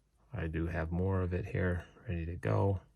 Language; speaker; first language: English; native; English